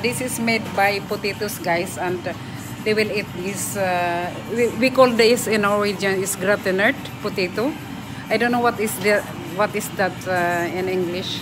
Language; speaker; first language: English; non-native, learner; Filipino